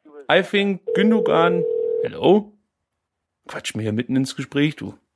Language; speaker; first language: German; native; German